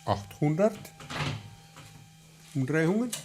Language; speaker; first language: German; non-native, learner; Finnish